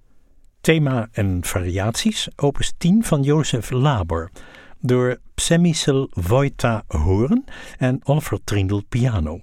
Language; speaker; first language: Dutch; native; Dutch